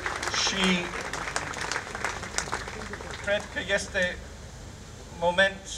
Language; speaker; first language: Romanian; non-native, fluent; English